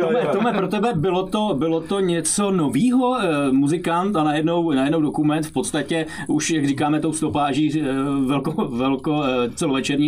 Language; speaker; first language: Czech; native; Czech